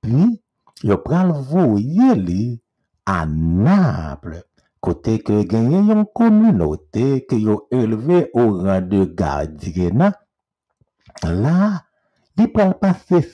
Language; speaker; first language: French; non-native, local second language; Haitian Creole